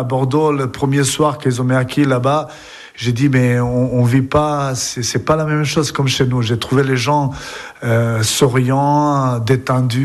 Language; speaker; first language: French; non-native, fluent; Serbian